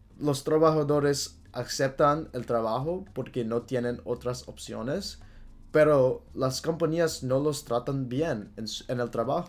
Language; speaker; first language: Spanish; non-native, learner; English